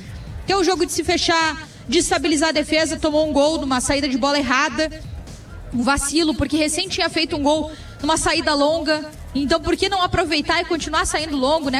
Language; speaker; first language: Portuguese; native; Portuguese